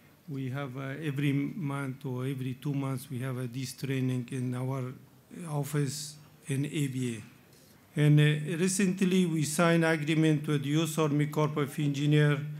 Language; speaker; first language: English; non-native, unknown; Persian